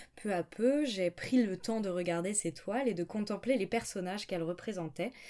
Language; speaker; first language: French; native; French